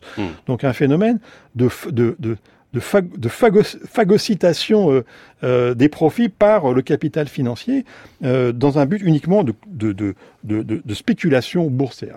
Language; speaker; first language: French; native; French